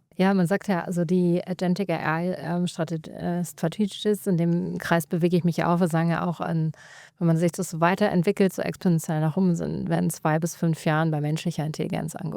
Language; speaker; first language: German; native; German